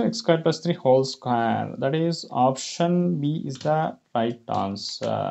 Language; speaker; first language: English; non-native, local second language; Kannada